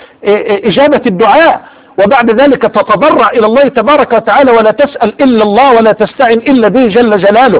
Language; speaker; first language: Arabic; native; Arabic